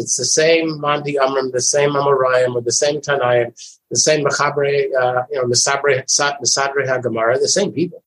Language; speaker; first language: English; native; English